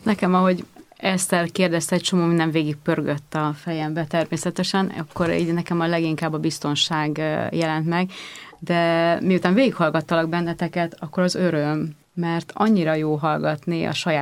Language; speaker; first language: Hungarian; native; Hungarian